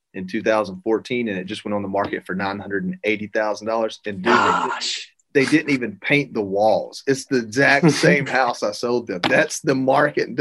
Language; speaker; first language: English; native; English